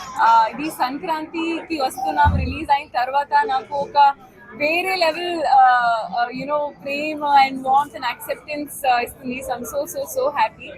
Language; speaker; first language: Telugu; non-native, learner; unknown